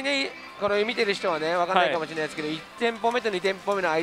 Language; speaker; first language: Japanese; native; Japanese